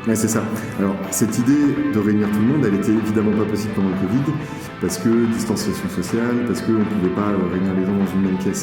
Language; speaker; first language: French; native; French